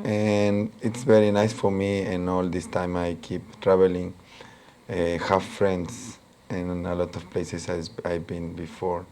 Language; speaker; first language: English; non-native, local second language; Spanish